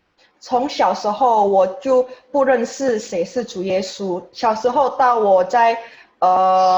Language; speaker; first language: Chinese; non-native, fluent; Indonesian